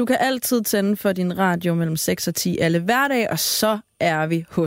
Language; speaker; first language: Danish; native; Danish